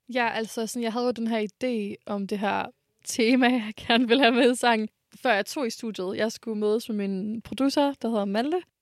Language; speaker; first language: Danish; early bilingual, other home language; French